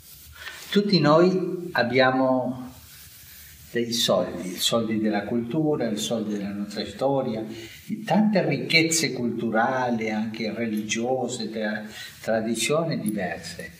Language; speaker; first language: Italian; early bilingual, heritage; Spanish